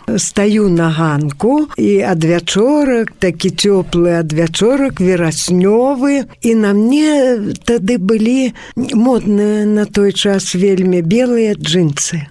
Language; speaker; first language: Belarusian; native; Belarusian